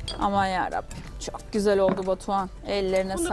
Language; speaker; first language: Turkish; native; Turkish